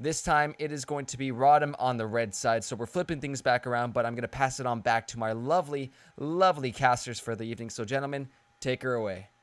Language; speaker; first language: English; native; English